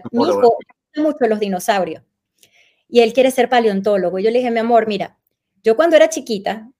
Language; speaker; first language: Spanish; native; Spanish